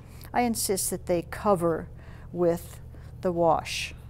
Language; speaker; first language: English; native; English